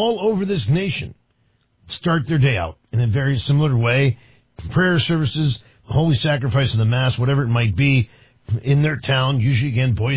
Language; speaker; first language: English; native; English